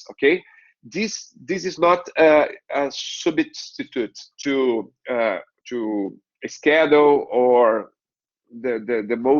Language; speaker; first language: English; non-native, learner; Portuguese